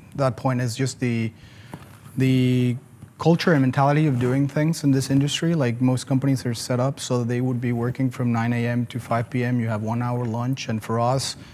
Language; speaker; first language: English; non-native, fluent; Spanish